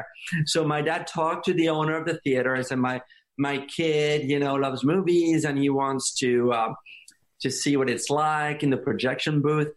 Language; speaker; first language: English; non-native, fluent; French